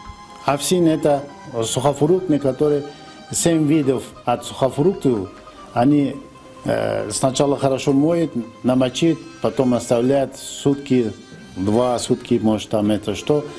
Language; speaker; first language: Russian; non-native, fluent; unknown